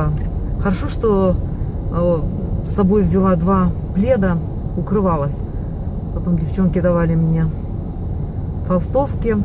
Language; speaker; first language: Russian; native; Russian